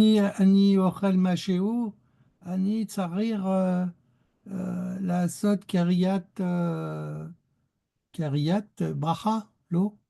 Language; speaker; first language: Hebrew; non-native, learner; French